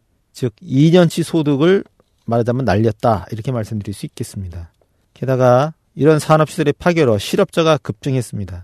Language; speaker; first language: Korean; native; Korean